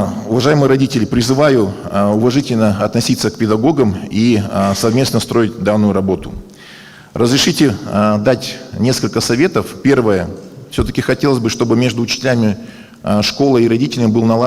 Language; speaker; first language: Russian; native; Russian